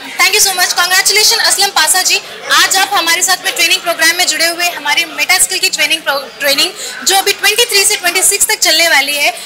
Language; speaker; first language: Hindi; native; Hindi